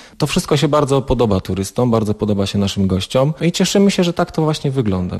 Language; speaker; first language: Polish; native; Polish